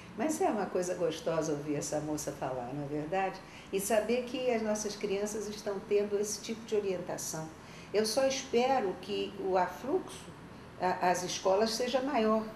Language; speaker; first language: Portuguese; native; Portuguese